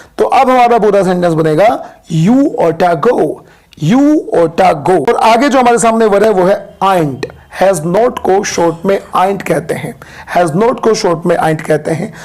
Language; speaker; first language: Hindi; native; Hindi